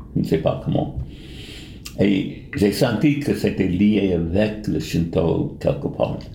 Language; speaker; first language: French; non-native, fluent; English